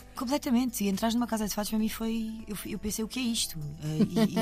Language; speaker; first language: Portuguese; native; Portuguese